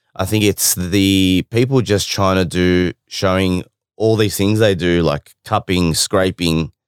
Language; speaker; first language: English; native; English